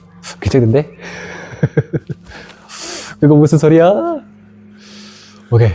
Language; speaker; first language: Korean; non-native, learner; Indonesian